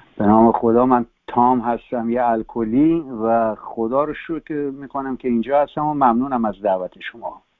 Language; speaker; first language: Persian; native; Persian